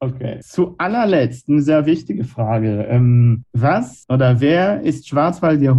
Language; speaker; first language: German; non-native, fluent; Hebrew